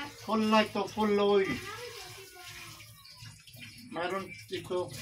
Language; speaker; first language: Filipino; non-native, learner; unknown